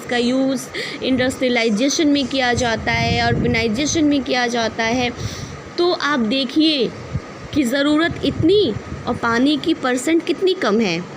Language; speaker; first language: Hindi; native; Hindi